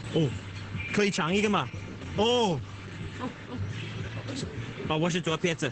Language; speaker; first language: Chinese; non-native, fluent; English